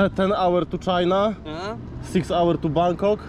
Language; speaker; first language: English; non-native, learner; Polish